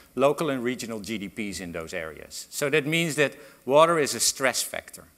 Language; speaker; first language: English; non-native, fluent; Dutch